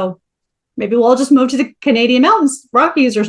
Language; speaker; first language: English; native; English